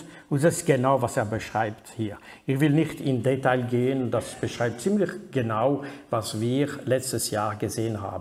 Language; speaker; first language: German; non-native, fluent; French